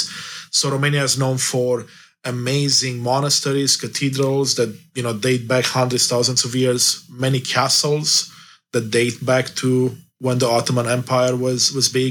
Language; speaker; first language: English; non-native, fluent; Romanian